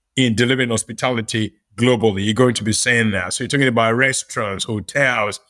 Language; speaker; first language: English; non-native, local second language; Yoruba